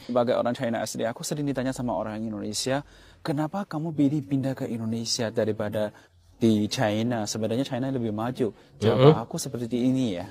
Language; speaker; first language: Indonesian; non-native, fluent; Chinese